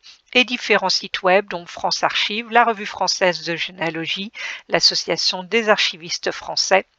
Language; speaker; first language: French; native; French